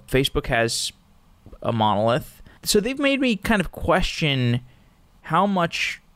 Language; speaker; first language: English; native; English